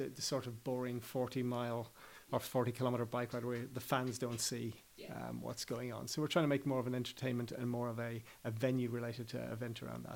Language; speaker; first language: English; native; English